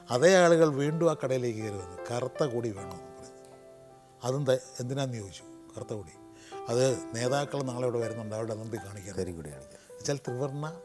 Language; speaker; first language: Malayalam; native; Malayalam